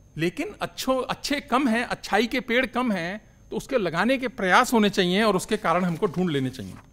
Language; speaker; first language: Hindi; native; Hindi